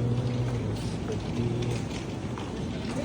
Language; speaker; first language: English; non-native, local second language; Filipino